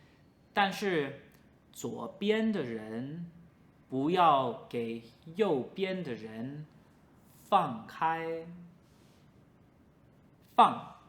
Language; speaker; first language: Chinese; non-native, fluent; English